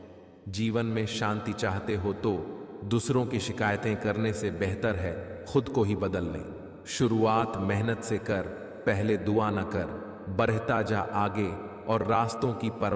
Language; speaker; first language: Hindi; native; Hindi